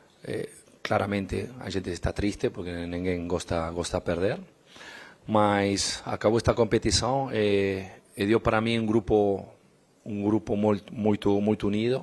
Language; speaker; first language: Portuguese; non-native, fluent; Spanish